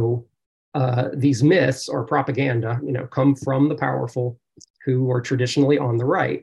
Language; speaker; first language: English; native; English